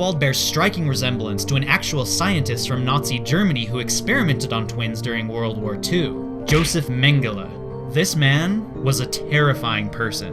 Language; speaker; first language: English; native; English